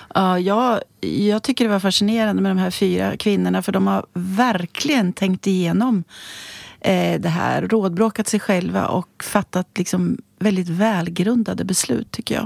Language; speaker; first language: Swedish; native; Swedish